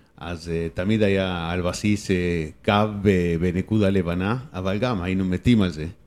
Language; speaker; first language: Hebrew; non-native, fluent; Spanish